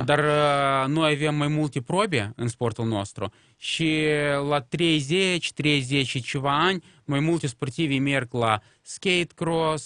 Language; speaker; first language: Romanian; non-native, local second language; Russian